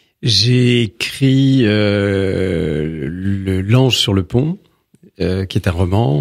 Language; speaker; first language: French; native; French